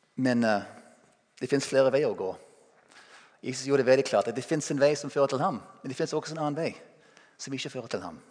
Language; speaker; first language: Norwegian; non-native, fluent; English